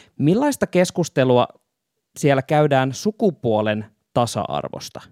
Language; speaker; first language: Finnish; native; Finnish